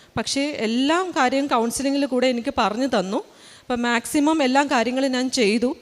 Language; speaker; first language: Malayalam; early bilingual, heritage; Malayalam